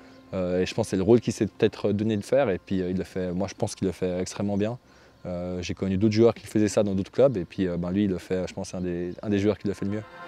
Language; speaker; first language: French; native; French